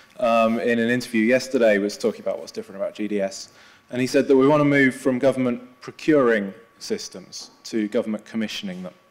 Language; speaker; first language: English; native; English